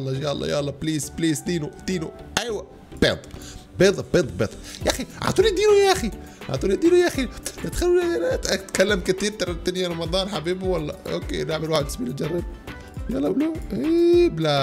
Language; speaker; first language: Arabic; native; Arabic